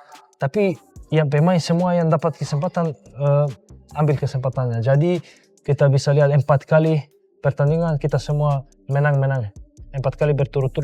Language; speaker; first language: Indonesian; non-native, fluent; Serbian